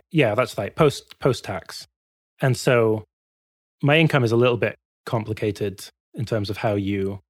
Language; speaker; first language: English; native; English